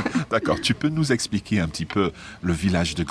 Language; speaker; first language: French; non-native, fluent; English